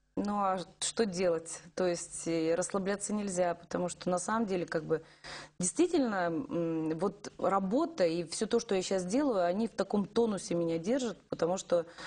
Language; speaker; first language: Russian; native; Russian